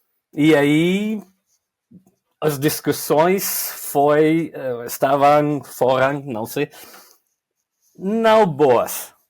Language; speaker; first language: Portuguese; non-native, learner; French